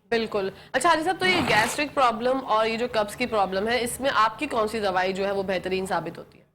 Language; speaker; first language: Urdu; native; Urdu